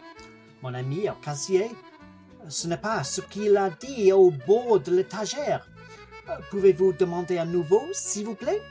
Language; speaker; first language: French; non-native, learner; English